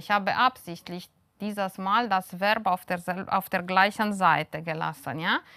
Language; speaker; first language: German; non-native, fluent; Romanian